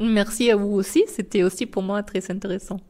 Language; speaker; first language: French; non-native, fluent; German